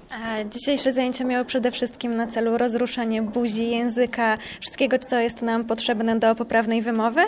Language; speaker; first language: Polish; native; Polish